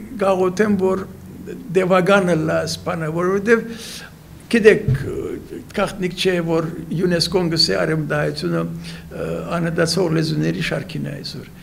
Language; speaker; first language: Armenian; native; Armenian